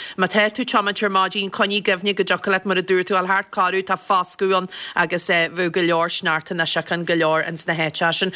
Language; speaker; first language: Irish; native; Irish